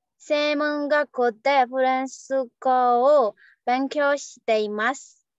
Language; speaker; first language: Japanese; non-native, learner; Burmese